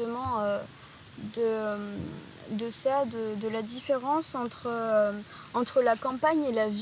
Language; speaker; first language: French; native; French